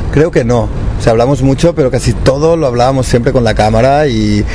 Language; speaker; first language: Spanish; native; Spanish